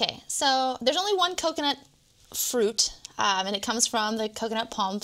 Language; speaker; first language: English; native; English